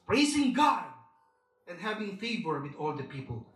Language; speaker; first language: English; non-native, local second language; Filipino